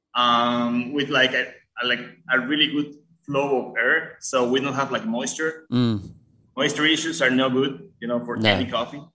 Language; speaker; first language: English; early bilingual, other home language; Spanish